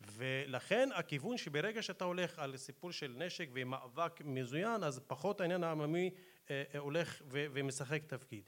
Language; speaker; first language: Hebrew; non-native, local second language; Arabic